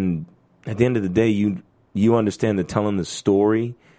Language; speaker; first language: English; native; English